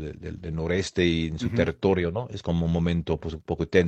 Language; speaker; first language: Spanish; non-native, fluent; English